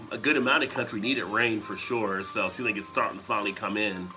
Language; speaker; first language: English; native; English